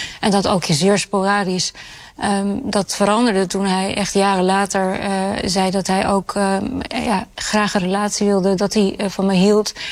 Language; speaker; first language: Dutch; early bilingual, other home language; Urdu